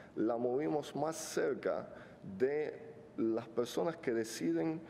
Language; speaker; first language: Spanish; non-native, fluent; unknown